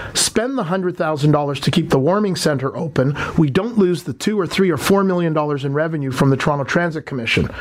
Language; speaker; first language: English; native; English